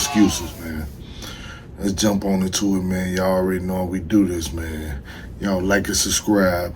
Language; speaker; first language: English; native; English